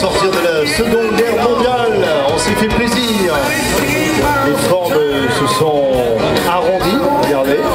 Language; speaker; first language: French; native; French